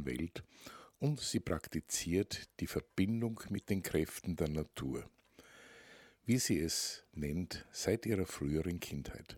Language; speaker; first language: German; native; German